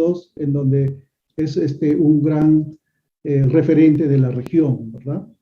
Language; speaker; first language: Spanish; native; Spanish